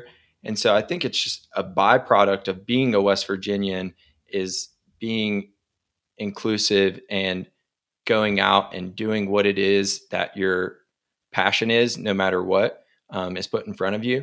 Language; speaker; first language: English; native; English